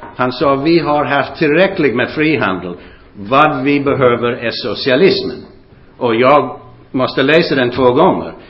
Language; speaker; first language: Swedish; non-native, fluent; English